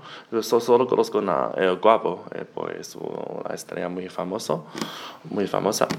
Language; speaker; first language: Spanish; non-native, learner; Chinese